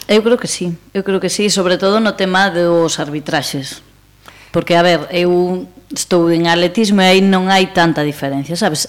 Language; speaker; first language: Galician; native; Galician